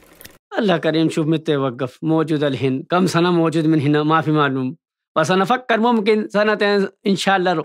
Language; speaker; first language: Arabic; non-native, learner; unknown